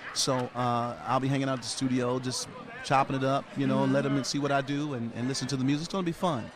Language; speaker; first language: English; native; English